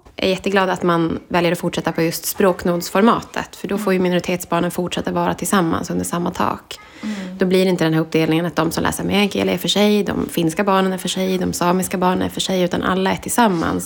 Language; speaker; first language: Swedish; native; Swedish